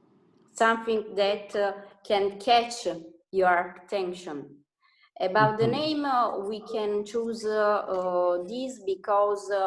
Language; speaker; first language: English; non-native, learner; Italian